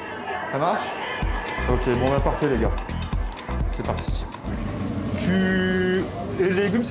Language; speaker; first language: French; native; French